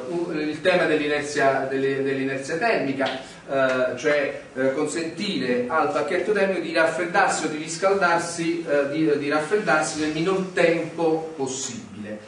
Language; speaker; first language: Italian; native; Italian